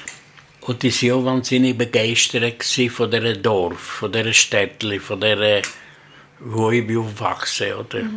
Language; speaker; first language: German; non-native, learner; Italian